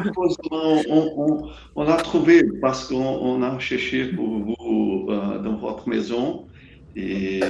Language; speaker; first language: French; non-native, learner; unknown